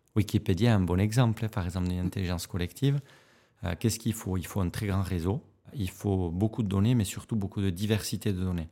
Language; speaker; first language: French; native; French